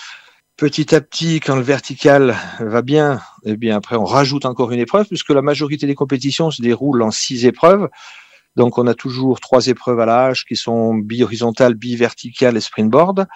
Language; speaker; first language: French; native; French